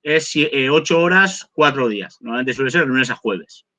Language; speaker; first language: Spanish; native; Spanish